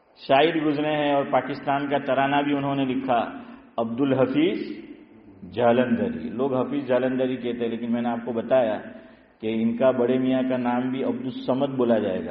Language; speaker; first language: Urdu; non-native, local second language; Gujarati